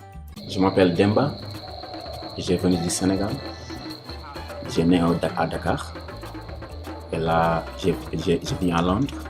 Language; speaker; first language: French; non-native, local second language; Wolof